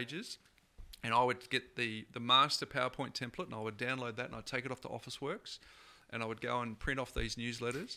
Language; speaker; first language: English; native; English